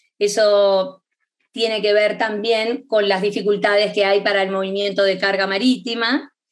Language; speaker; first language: Spanish; native; Spanish